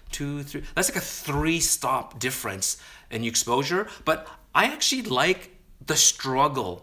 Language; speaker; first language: English; native; English